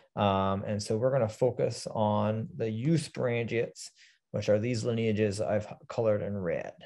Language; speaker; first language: English; native; English